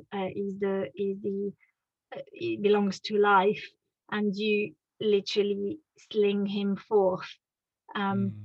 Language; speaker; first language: English; non-native, fluent; French